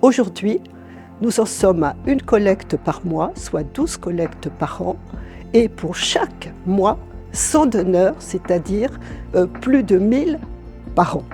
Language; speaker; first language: French; native; French